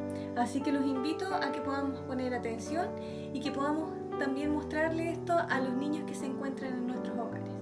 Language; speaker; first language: Spanish; native; Spanish